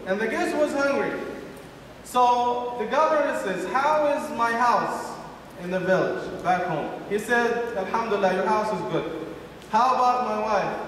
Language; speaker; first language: English; non-native, fluent; Arabic